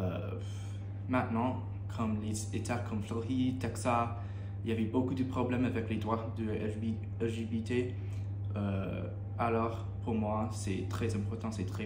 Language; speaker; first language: French; non-native, learner; English